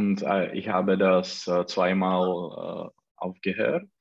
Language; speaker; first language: German; non-native, learner; Czech